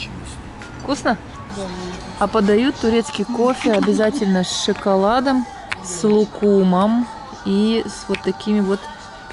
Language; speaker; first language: Russian; native; Russian